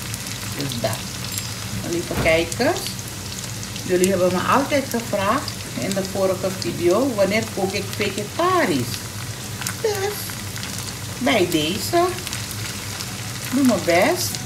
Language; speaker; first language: Dutch; non-native, local second language; Caribbean Hindustani